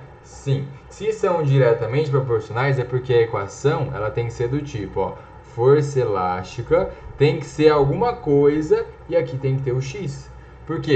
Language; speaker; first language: Portuguese; native; Portuguese